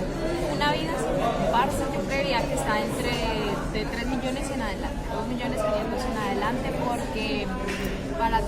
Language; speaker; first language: Spanish; native; Spanish